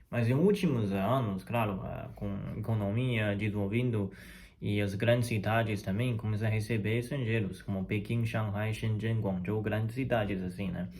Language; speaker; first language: Portuguese; non-native, fluent; Chinese